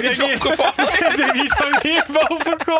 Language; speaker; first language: Dutch; native; Dutch